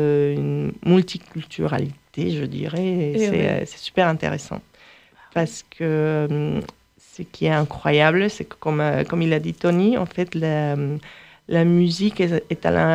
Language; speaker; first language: French; non-native, fluent; Spanish